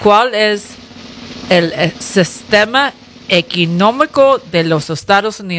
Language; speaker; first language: Spanish; early bilingual, other home language; English